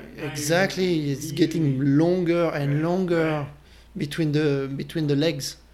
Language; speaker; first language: English; non-native, fluent; French